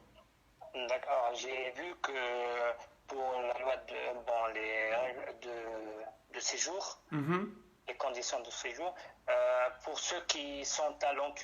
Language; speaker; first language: French; non-native, local second language; Arabic